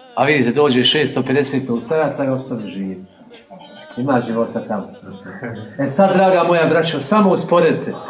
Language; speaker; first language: Croatian; native; Croatian